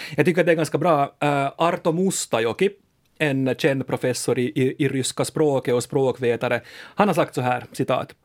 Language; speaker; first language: Swedish; native; Swedish